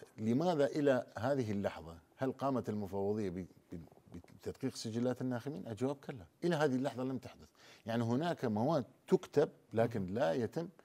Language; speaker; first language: Arabic; non-native, local second language; Turkmen